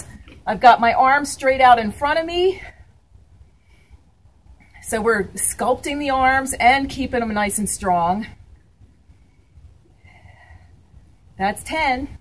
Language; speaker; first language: English; native; English